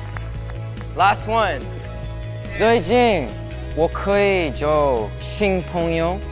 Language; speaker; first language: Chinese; non-native, learner; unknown